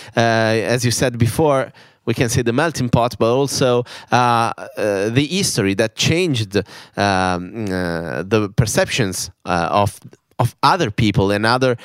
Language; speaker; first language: English; non-native, fluent; Italian